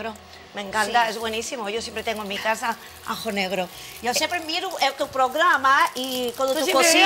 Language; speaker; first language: Spanish; native; Spanish